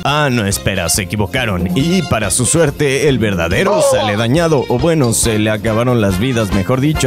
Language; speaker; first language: Spanish; native; Spanish